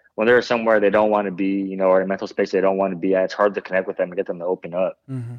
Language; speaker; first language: English; native; English